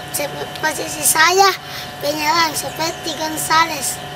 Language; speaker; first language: Indonesian; non-native, local second language; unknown